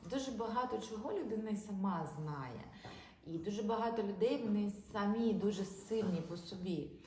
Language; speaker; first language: Ukrainian; non-native, local second language; Russian